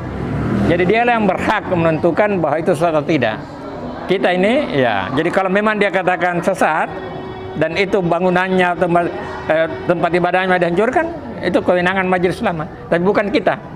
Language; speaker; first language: Indonesian; native; Indonesian